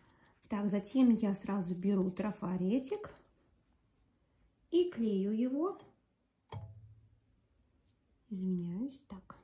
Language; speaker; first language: Russian; native; Russian